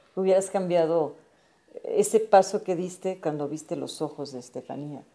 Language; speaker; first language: Spanish; native; Spanish